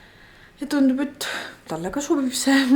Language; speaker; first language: Estonian; native; Estonian